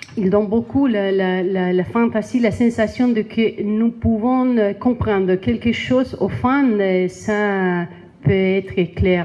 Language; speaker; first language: French; non-native, learner; Spanish